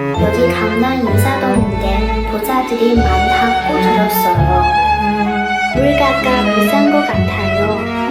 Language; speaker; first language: Korean; non-native, fluent; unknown